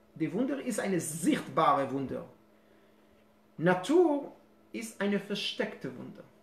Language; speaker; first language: German; non-native, fluent; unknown